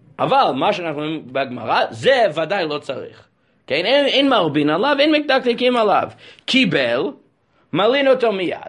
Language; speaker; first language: Hebrew; non-native, fluent; English